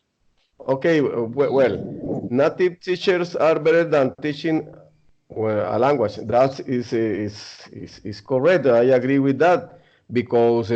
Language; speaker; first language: English; non-native, learner; Spanish